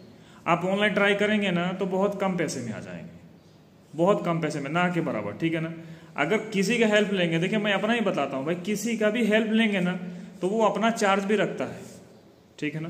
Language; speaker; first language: Hindi; native; Hindi